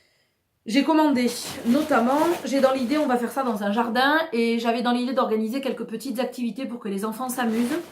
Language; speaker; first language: French; native; French